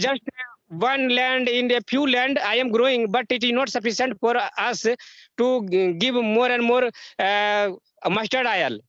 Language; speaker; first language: English; non-native, learner; Hindi